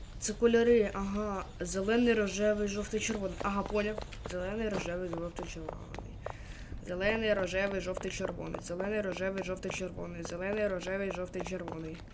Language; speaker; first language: Ukrainian; non-native, local second language; Russian